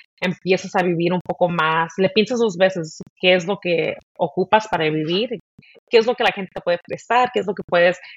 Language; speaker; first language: Spanish; early bilingual, heritage; Spanish